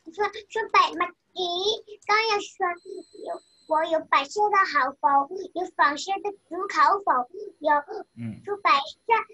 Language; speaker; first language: Chinese; early bilingual, other home language; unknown